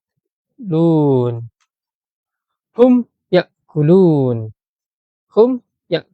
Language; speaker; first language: Arabic; non-native, fluent; Malay